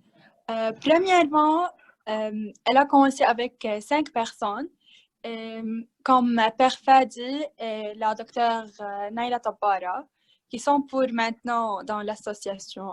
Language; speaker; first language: French; non-native, learner; Arabic